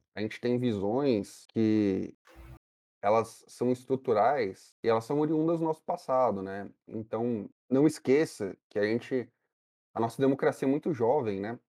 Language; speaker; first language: Portuguese; native; Portuguese